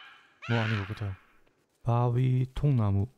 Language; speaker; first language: Korean; non-native, learner; German